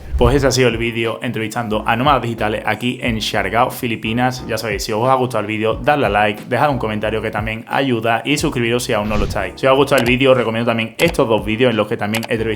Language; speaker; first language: Spanish; native; Spanish